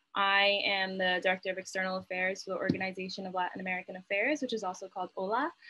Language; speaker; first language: English; native; English